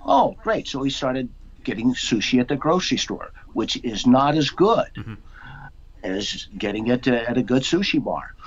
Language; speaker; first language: English; native; English